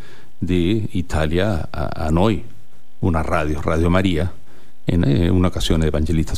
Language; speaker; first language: Italian; non-native, learner; Spanish